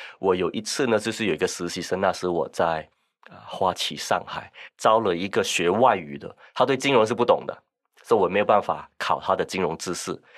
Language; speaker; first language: Chinese; non-native, local second language; Min Nan Chinese